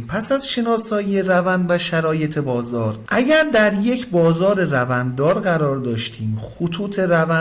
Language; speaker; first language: Persian; native; Persian